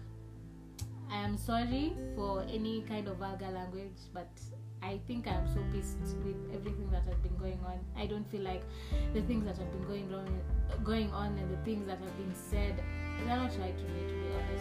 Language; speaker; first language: English; non-native, local second language; Swahili